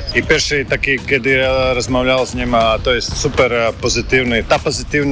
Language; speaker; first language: Polish; non-native, fluent; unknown